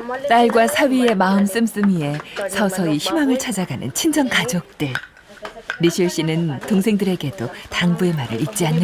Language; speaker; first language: Korean; native; Korean